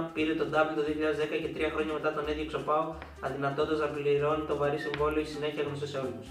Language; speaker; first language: Greek; native; Greek